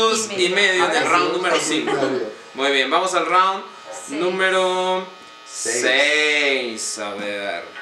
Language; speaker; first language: Spanish; native; Spanish